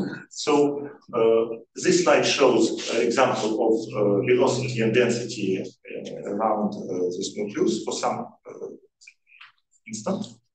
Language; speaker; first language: English; non-native, fluent; Russian